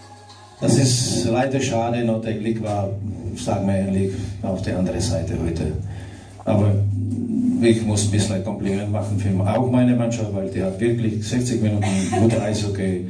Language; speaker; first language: German; non-native, fluent; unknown